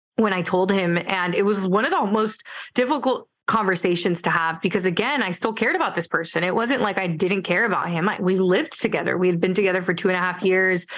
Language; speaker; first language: English; early bilingual, other home language; Spanish